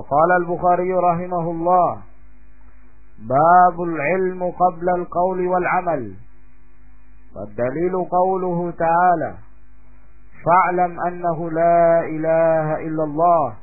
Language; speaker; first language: Arabic; non-native, fluent; Indonesian